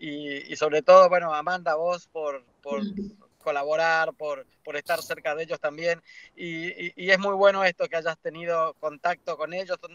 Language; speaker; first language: Spanish; native; Spanish